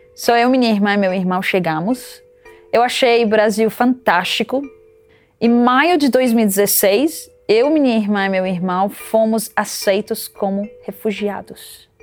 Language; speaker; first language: Portuguese; non-native, fluent; Arabic